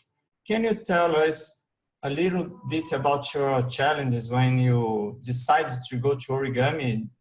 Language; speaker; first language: English; non-native, learner; Portuguese